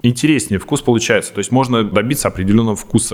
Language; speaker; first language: Russian; native; Russian